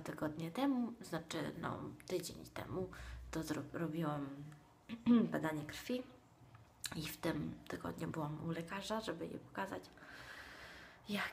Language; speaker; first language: Polish; non-native, fluent; Italian